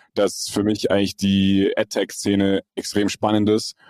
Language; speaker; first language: German; native; German